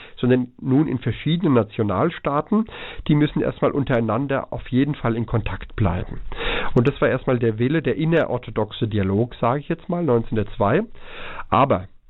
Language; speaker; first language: German; early bilingual, heritage; Greek